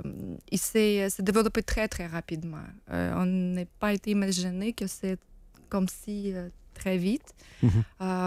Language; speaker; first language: French; non-native, learner; Ukrainian